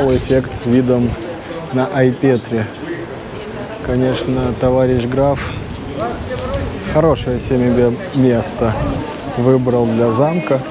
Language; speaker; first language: Russian; native; Russian